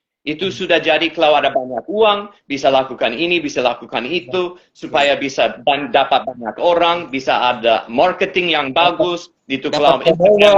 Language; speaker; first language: Indonesian; non-native, fluent; English